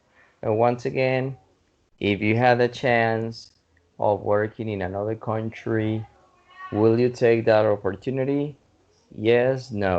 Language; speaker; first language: English; non-native, fluent; Spanish